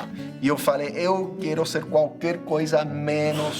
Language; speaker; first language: Portuguese; non-native, fluent; English